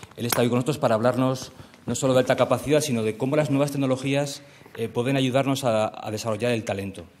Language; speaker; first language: Spanish; native; Spanish